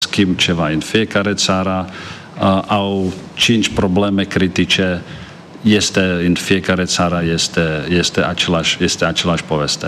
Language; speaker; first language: Romanian; non-native, fluent; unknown